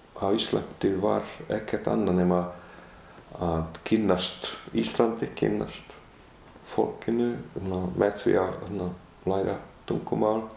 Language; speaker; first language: Icelandic; non-native, fluent; Hungarian